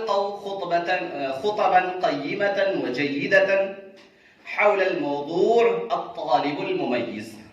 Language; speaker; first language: Arabic; non-native, fluent; Urdu